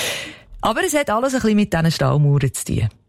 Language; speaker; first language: German; native; German